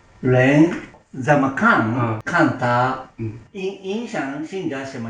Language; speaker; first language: Chinese; non-native, learner; Japanese